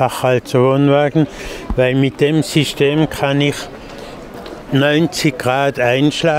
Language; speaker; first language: German; non-native, fluent; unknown